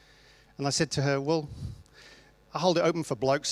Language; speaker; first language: English; native; English